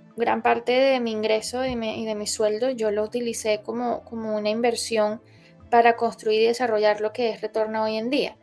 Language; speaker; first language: Spanish; native; Spanish